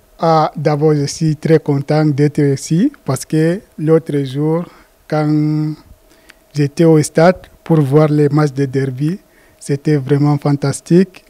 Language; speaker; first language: French; non-native, local second language; Fula